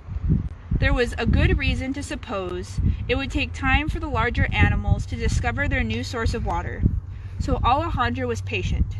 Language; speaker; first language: English; native; English